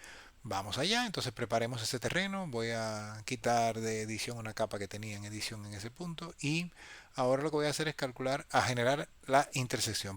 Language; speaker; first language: Spanish; native; Spanish